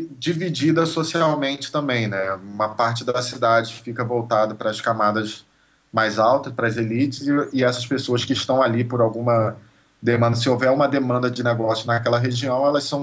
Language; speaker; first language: Portuguese; native; Portuguese